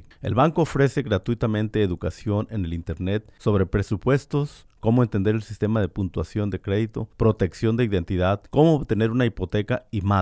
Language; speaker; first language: Spanish; native; Spanish